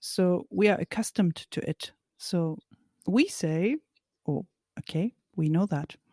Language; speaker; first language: English; non-native, fluent; German